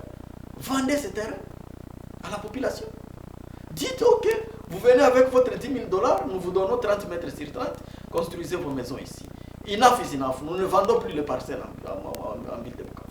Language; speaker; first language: French; non-native, local second language; Swahili